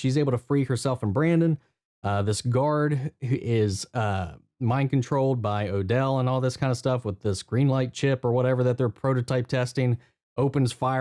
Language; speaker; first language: English; native; English